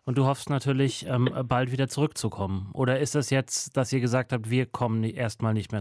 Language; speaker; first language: German; native; German